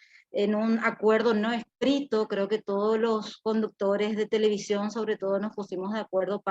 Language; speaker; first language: Spanish; native; Spanish